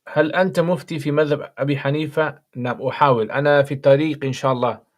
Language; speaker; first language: Arabic; non-native, fluent; English